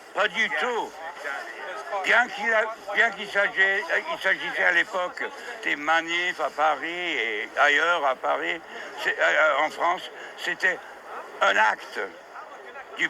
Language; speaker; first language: French; non-native, fluent; English